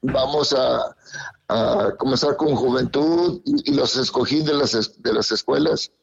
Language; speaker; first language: Spanish; early bilingual, heritage; Spanish